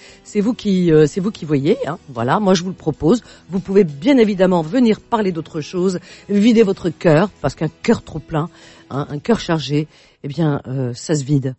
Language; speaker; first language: French; native; French